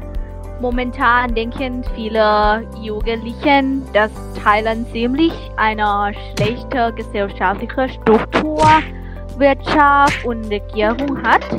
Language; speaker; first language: German; non-native, learner; Thai